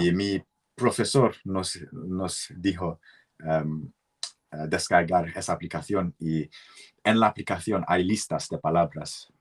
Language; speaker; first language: Spanish; non-native, learner; English